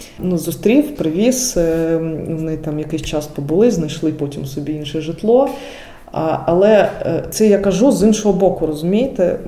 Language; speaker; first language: Ukrainian; non-native, local second language; Russian